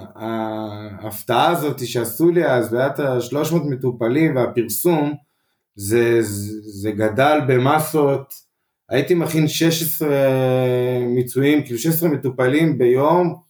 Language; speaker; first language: Hebrew; native; Hebrew